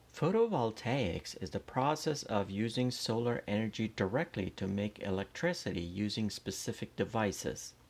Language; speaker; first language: English; non-native, fluent; Persian